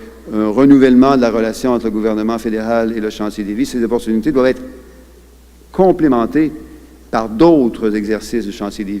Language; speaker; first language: French; native; French